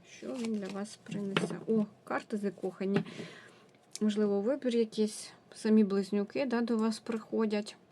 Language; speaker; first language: Ukrainian; non-native, local second language; Russian